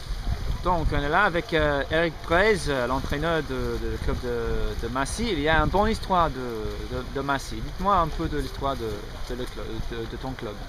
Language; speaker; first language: French; non-native, learner; English